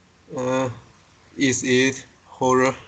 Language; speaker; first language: English; non-native, learner; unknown